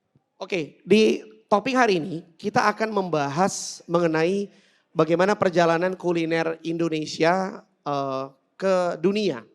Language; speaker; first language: Indonesian; native; Indonesian